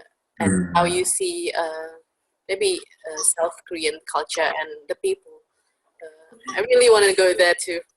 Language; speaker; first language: English; non-native, fluent; Indonesian